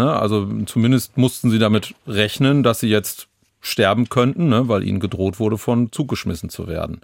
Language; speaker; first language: German; native; German